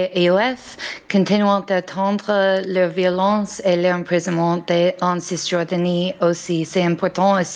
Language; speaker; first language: French; non-native, learner; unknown